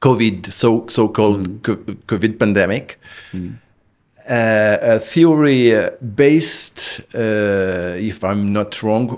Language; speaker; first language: English; non-native, fluent; Romanian